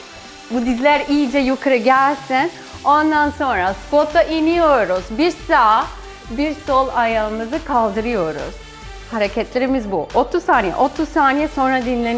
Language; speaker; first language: Turkish; non-native, fluent; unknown